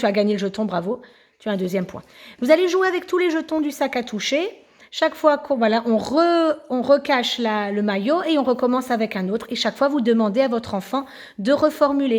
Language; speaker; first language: French; native; French